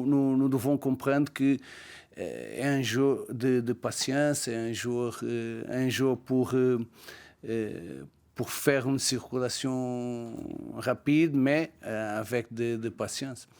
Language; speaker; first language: French; non-native, learner; Portuguese